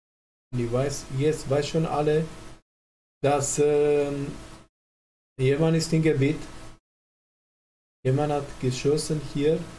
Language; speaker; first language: German; non-native, learner; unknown